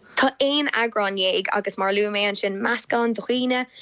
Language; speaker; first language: Irish; non-native, local second language; English